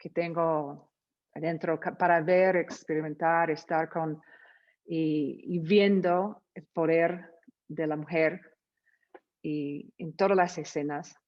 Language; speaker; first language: Spanish; non-native, fluent; English